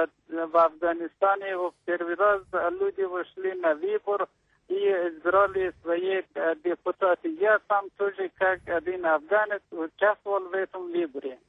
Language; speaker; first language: Russian; non-native, learner; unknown